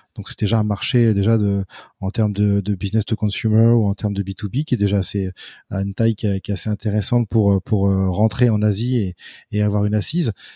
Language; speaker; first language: French; native; French